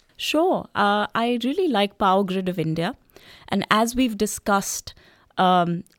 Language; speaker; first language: English; non-native, local second language; Hindi